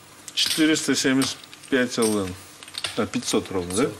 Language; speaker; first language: Russian; native; Russian